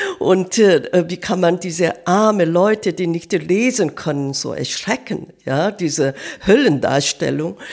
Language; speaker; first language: German; non-native, learner; Korean